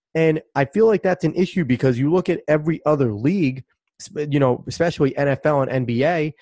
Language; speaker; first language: English; native; English